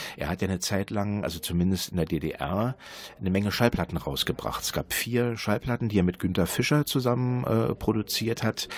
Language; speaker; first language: German; native; German